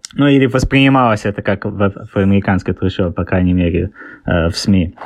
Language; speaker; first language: Russian; early bilingual, heritage; Russian